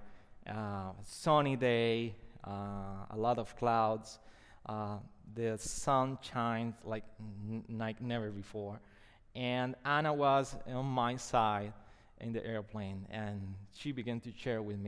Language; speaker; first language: English; non-native, fluent; Spanish